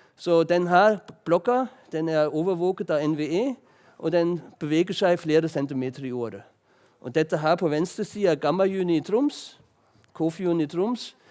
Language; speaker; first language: Norwegian; non-native, fluent; German